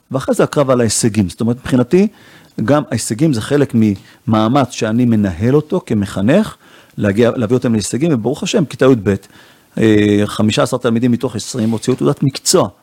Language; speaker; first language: Hebrew; native; Hebrew